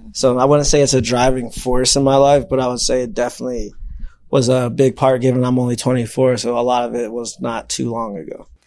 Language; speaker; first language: English; native; English